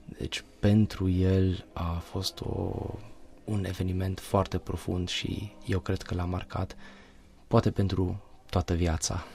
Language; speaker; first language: Romanian; non-native, local second language; Hungarian